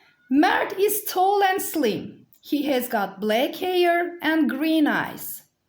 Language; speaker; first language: English; non-native, fluent; Turkish